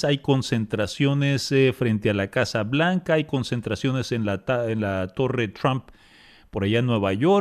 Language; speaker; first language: Spanish; native; Spanish